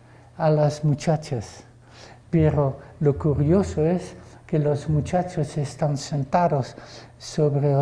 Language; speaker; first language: Spanish; non-native, fluent; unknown